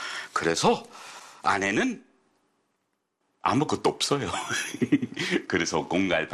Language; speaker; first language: Korean; non-native, learner; English